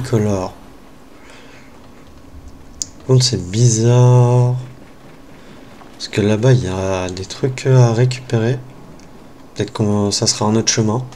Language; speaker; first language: French; native; French